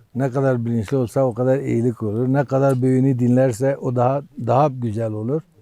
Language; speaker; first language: Turkish; native; Turkish